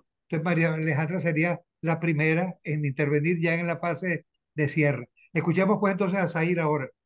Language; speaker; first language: Spanish; native; Spanish